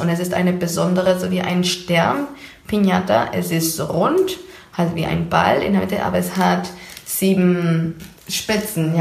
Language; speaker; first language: German; non-native, fluent; Spanish